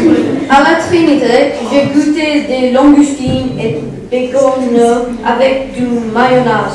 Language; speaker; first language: French; non-native, learner; English